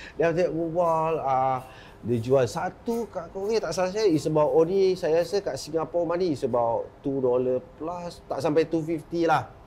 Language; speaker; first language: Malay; native; Malay